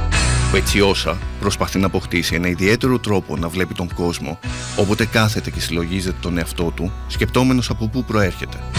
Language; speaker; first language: Greek; native; Greek